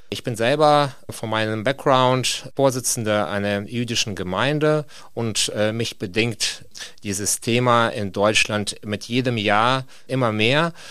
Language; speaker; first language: German; non-native, fluent; Russian